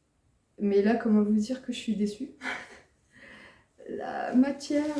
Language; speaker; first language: French; native; French